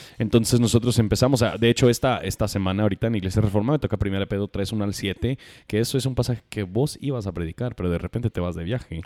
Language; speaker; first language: Spanish; non-native, fluent; English